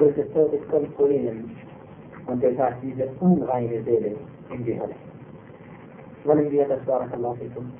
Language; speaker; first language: German; non-native, fluent; Arabic